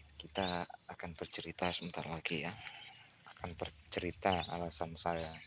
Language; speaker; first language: Indonesian; non-native, local second language; Javanese